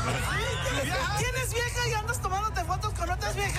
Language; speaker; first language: Spanish; early bilingual, heritage; Spanish